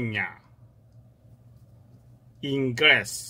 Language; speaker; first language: Spanish; non-native, learner; Cantonese